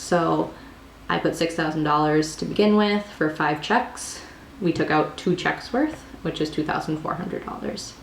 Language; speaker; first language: English; native; English